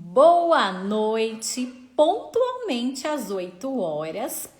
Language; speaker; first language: Portuguese; native; Portuguese